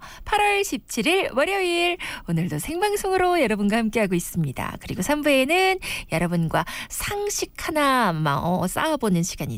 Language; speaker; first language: Korean; native; Korean